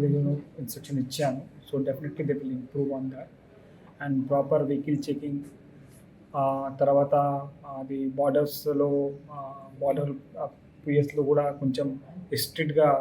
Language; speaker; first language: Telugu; non-native, fluent; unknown